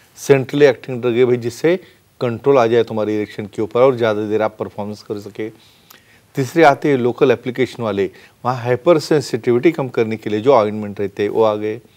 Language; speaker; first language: Hindi; non-native, local second language; Marathi